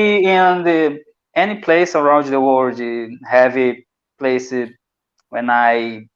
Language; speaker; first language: English; non-native, learner; Portuguese